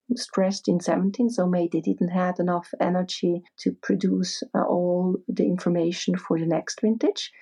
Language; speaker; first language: English; non-native, fluent; German